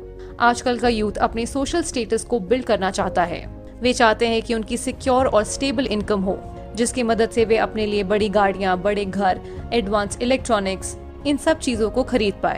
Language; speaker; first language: Hindi; native; Hindi